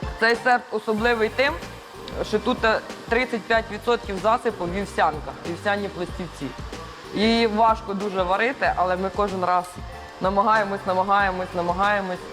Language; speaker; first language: Ukrainian; native; Ukrainian